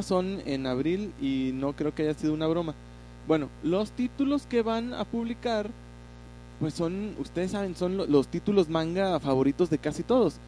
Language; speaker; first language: Spanish; native; Spanish